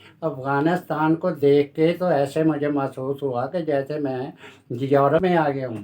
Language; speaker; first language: Urdu; non-native, local second language; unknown